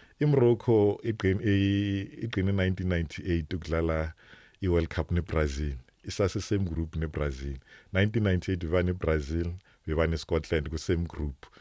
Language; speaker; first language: Zulu; non-native, local second language; Northern Sotho